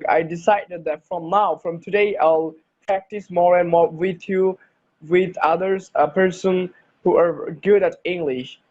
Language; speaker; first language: English; non-native, learner; Bangla